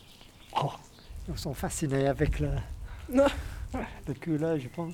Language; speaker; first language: French; non-native, learner; English